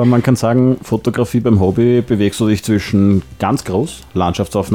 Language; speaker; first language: German; native; German